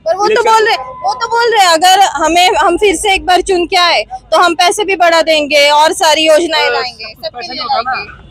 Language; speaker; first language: Hindi; non-native, local second language; Marathi